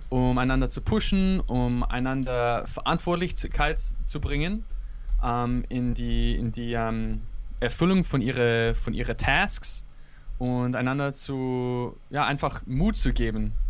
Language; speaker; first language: German; non-native, fluent; English